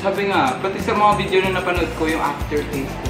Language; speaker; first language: Filipino; native; Filipino